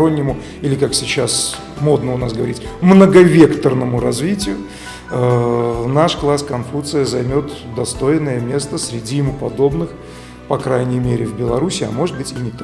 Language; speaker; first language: Russian; native; Russian